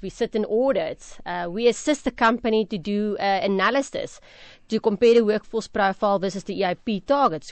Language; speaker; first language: English; non-native, local second language; Afrikaans